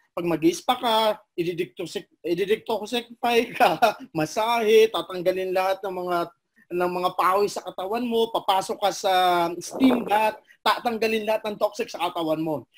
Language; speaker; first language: Filipino; non-native, local second language; Cebuano